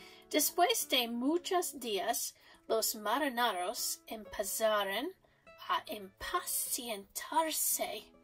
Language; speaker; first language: Spanish; non-native, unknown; English